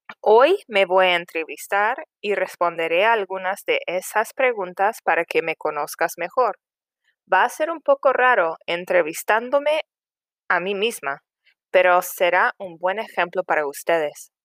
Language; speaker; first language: Spanish; non-native, fluent; English